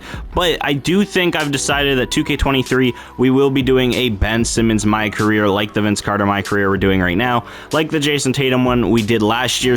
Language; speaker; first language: English; native; English